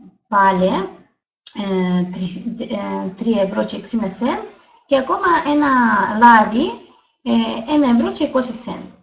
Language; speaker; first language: Greek; non-native, learner; Russian